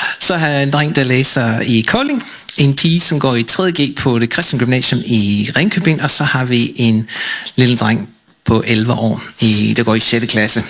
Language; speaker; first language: Danish; non-native, fluent; English